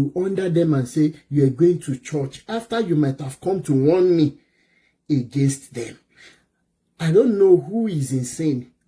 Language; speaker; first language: English; non-native, local second language; Yoruba